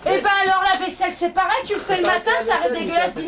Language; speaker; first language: French; native; French